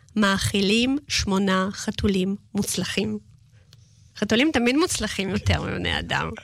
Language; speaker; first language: Hebrew; non-native, fluent; Russian